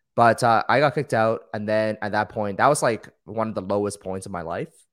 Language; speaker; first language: English; early bilingual, other home language; Chinese